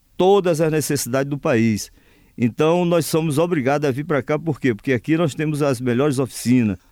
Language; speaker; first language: Portuguese; native; Portuguese